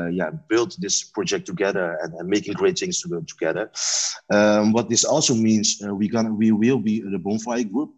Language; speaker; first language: English; non-native, learner; Dutch